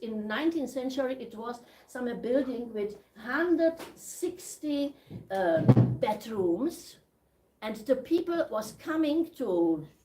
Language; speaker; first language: English; non-native, learner; Czech